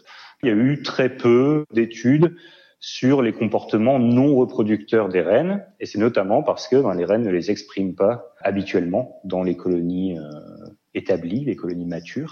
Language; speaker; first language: French; native; French